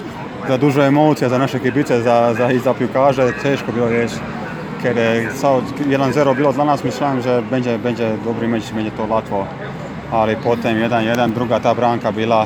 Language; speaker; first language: Polish; non-native, learner; Croatian